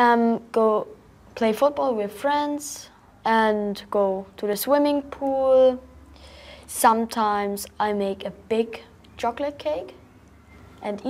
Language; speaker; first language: English; non-native, learner; German